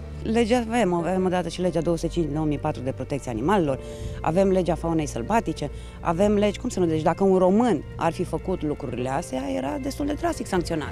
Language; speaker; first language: Romanian; native; Romanian